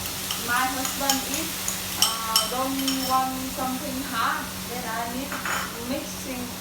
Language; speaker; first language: English; non-native, learner; Vietnamese